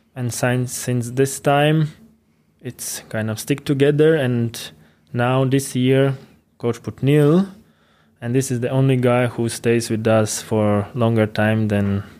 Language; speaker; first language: English; non-native, fluent; Latvian